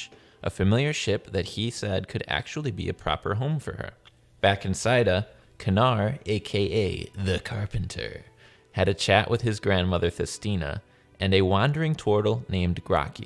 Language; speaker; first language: English; native; English